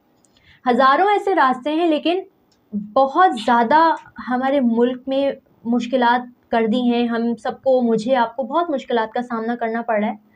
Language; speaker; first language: Urdu; native; Urdu